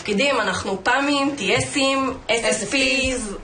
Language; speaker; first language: Hebrew; native; Hebrew